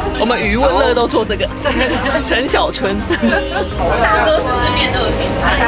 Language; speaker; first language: Chinese; native; Chinese